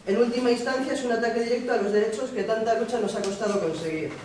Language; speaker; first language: Spanish; non-native, local second language; Basque